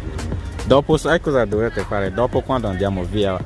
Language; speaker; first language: Italian; non-native, fluent; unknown